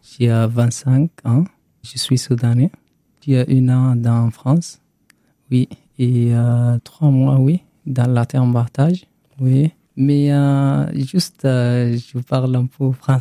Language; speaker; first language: French; non-native, learner; Arabic